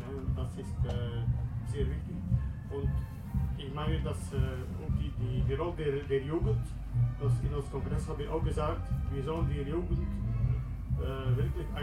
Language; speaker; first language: German; non-native, learner; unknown